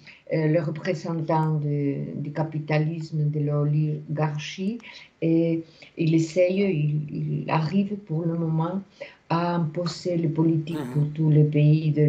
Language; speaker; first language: French; non-native, fluent; Spanish